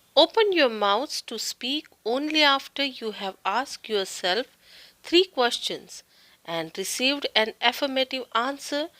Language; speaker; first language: English; non-native, local second language; Marathi